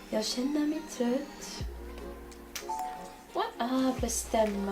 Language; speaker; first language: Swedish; non-native, learner; English